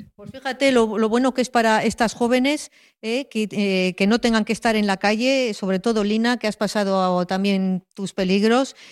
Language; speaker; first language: Spanish; native; Spanish